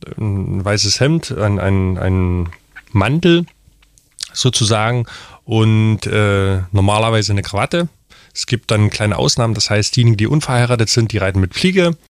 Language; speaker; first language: German; non-native, local second language; Upper Sorbian